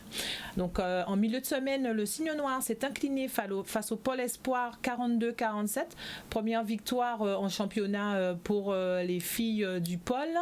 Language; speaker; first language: French; native; French